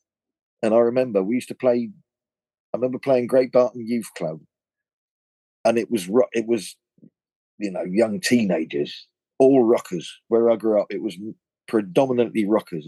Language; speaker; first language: English; native; English